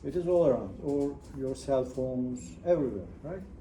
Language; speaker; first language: English; non-native, fluent; Turkish